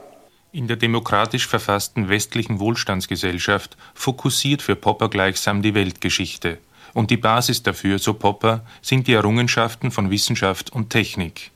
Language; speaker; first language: German; native; German